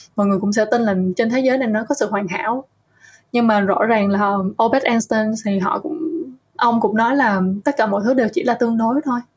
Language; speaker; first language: Vietnamese; native; Vietnamese